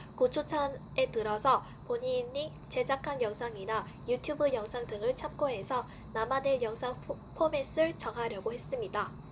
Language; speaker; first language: Korean; non-native, fluent; Vietnamese